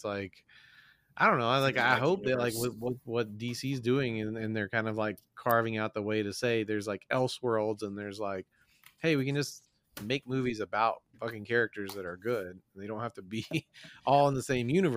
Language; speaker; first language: English; native; English